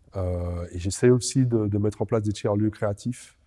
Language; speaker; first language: French; native; French